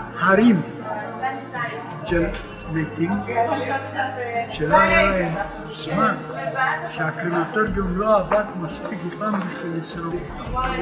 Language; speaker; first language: Hebrew; non-native, fluent; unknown